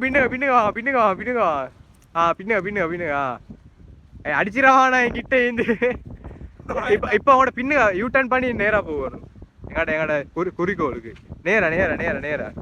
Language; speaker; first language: Tamil; native; Tamil